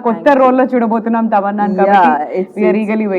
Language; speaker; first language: Telugu; native; Telugu